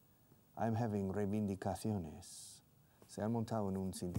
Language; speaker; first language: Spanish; non-native, fluent; English